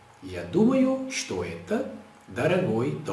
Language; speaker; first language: Russian; non-native, learner; Portuguese